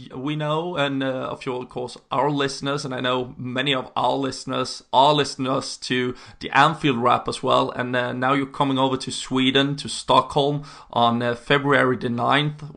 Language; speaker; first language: English; non-native, fluent; Swedish